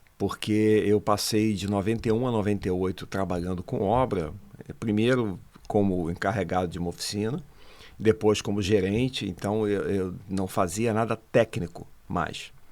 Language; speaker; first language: Portuguese; native; Portuguese